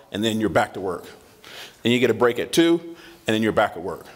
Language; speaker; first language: English; native; English